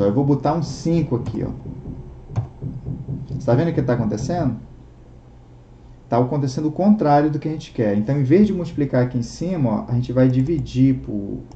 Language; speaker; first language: Portuguese; native; Portuguese